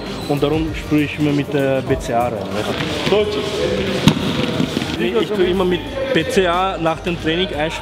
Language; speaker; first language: German; non-native, learner; Armenian